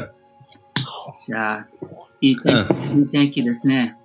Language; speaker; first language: Japanese; non-native, learner; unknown